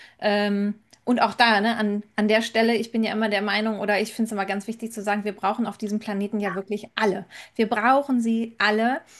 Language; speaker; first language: German; native; German